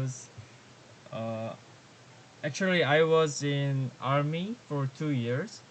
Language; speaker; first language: English; non-native, learner; Korean